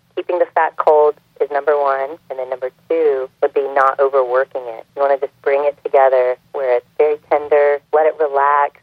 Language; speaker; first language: English; native; English